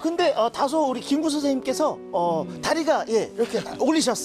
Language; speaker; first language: Korean; native; Korean